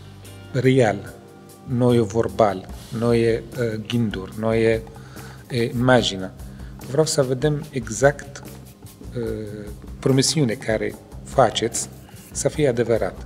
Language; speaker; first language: Romanian; non-native, learner; Arabic